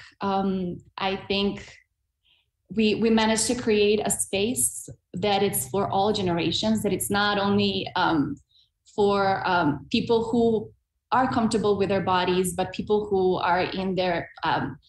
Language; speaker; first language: English; non-native, fluent; Serbian